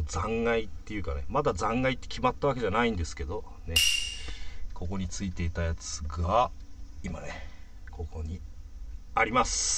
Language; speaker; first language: Japanese; native; Japanese